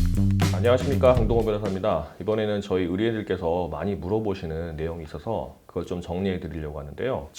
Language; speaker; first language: Korean; native; Korean